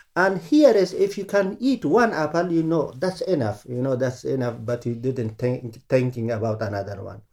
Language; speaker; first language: English; non-native, learner; Persian